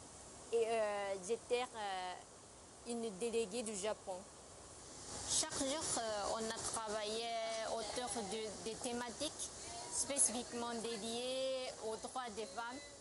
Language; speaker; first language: French; non-native, fluent; Japanese